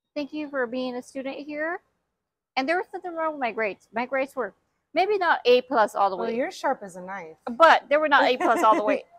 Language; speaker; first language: English; native; English